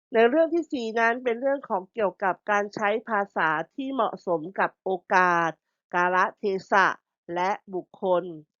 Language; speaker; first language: Thai; native; Thai